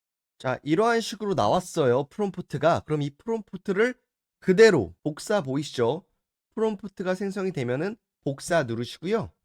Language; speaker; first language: Korean; native; Korean